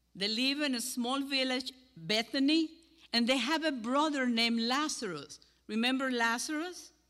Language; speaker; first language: English; non-native, fluent; Spanish